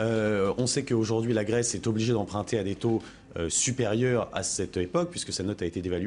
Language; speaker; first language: French; native; French